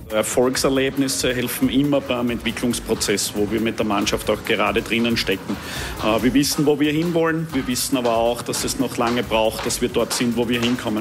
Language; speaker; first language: German; native; German